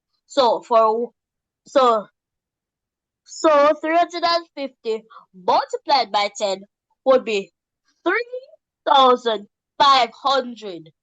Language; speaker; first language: English; native; English